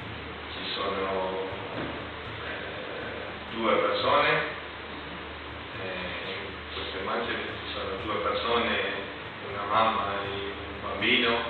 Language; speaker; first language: Italian; non-native, learner; Spanish